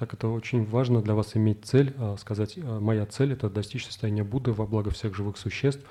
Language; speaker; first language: Russian; native; Russian